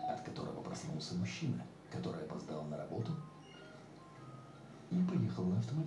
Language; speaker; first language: Russian; native; Russian